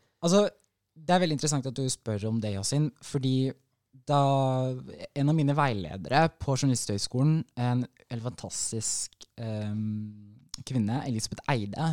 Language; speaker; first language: Norwegian; early bilingual, other home language; Somali